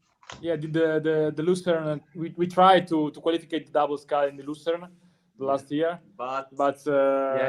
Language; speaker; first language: English; non-native, learner; Italian